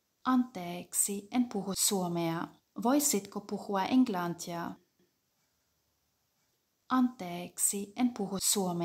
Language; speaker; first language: Finnish; non-native, fluent; German